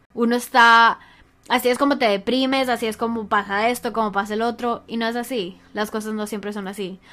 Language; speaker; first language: Spanish; early bilingual, other home language; English